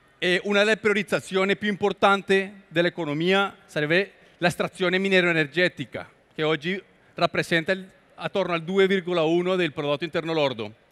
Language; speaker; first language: Italian; non-native, learner; Spanish